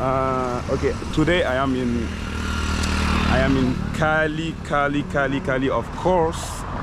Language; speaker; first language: English; non-native, fluent; French